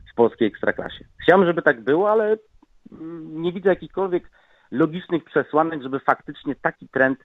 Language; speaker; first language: Polish; native; Polish